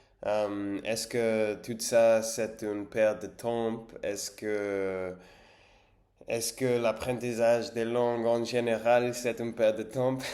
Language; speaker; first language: French; non-native, learner; English